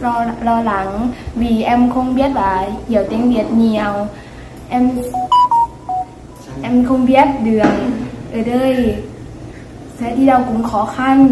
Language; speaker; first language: Vietnamese; non-native, learner; Lao